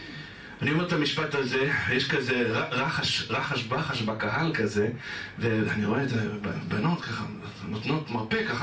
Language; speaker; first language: Hebrew; native; Hebrew